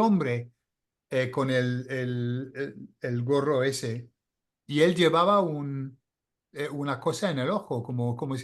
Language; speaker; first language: Spanish; non-native, fluent; English